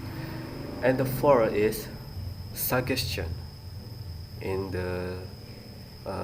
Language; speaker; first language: English; non-native, learner; Indonesian